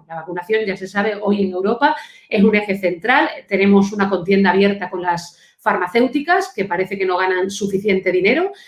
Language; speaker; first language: Spanish; native; Spanish